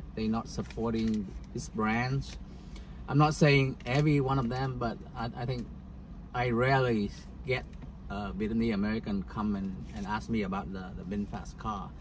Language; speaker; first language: English; non-native, fluent; Vietnamese